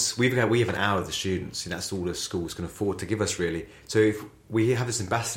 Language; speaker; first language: English; native; English